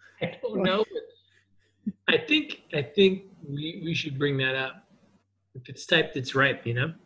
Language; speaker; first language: English; native; English